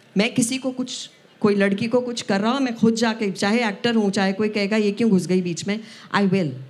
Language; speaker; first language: Hindi; non-native, local second language; Punjabi